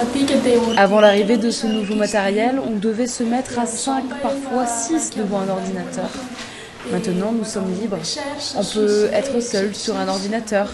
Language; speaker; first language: French; native; French